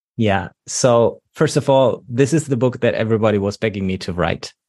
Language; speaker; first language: English; non-native, fluent; German